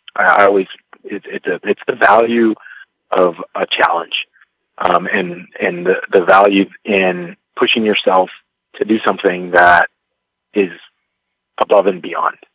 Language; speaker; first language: English; early bilingual, other home language; Spanish